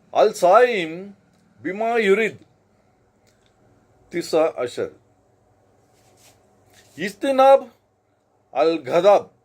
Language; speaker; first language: Arabic; non-native, learner; Telugu